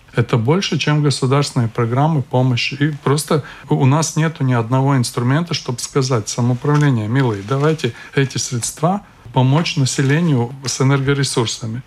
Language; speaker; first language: Russian; non-native, local second language; Latvian